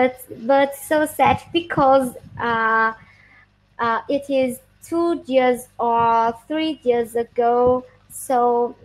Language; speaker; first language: English; non-native, learner; Vietnamese